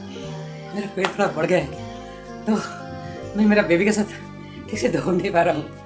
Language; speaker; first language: Hindi; non-native, local second language; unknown